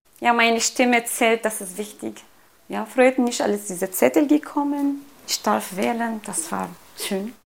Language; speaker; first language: German; non-native, learner; Arabic